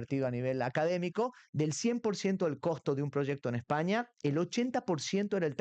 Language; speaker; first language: Spanish; native; Spanish